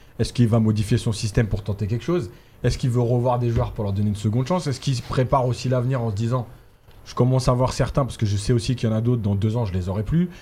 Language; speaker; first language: French; native; French